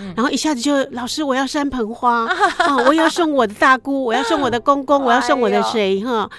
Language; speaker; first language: Chinese; native; Chinese